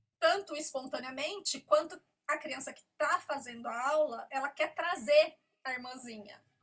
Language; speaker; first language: Portuguese; native; Portuguese